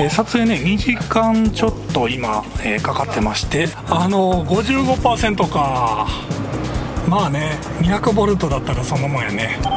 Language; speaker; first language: Japanese; native; Japanese